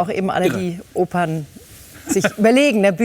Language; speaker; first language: German; native; German